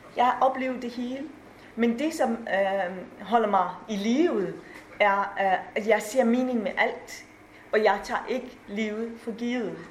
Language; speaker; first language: Danish; non-native, fluent; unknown